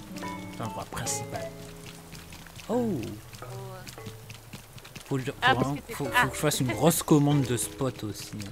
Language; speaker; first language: French; native; French